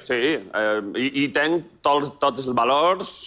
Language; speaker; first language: Catalan; non-native, local second language; Spanish